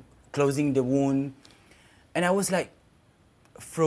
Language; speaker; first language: English; non-native, local second language; Malay